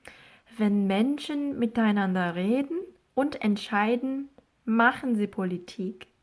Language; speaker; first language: German; non-native, fluent; Korean